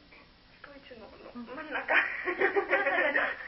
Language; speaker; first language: Japanese; non-native, learner; German